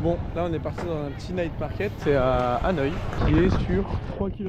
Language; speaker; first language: French; native; French